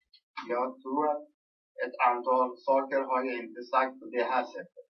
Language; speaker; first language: Swedish; non-native, local second language; Persian